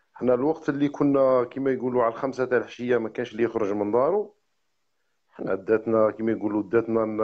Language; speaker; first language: Arabic; native; Arabic